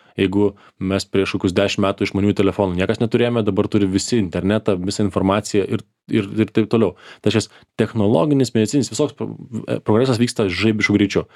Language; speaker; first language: Lithuanian; native; Lithuanian